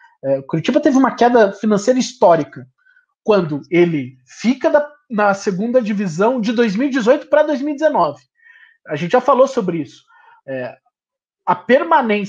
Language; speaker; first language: Portuguese; native; Portuguese